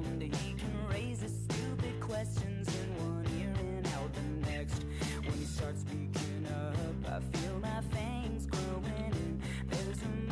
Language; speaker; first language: English; native; English